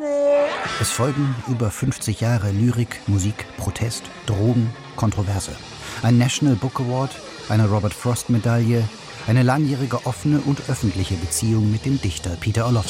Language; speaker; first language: German; native; German